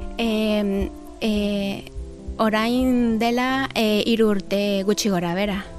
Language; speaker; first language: Basque; non-native, learner; Spanish